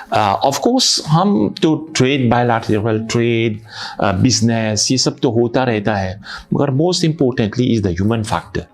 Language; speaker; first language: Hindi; non-native, fluent; Morisyen